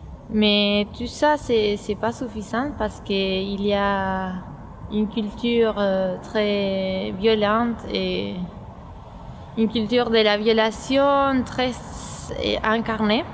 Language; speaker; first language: French; non-native, fluent; Spanish